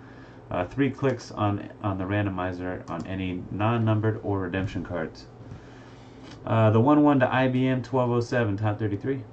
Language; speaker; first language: English; native; English